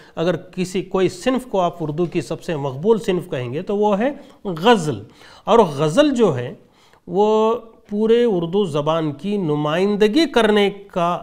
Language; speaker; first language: Urdu; native; Urdu